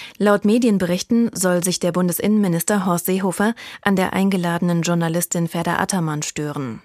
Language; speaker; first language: German; native; German